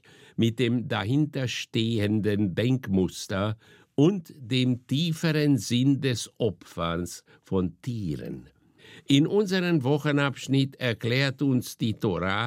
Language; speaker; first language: German; native; German